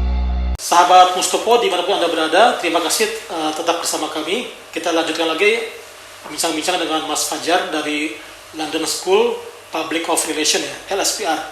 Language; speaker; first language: Indonesian; native; Indonesian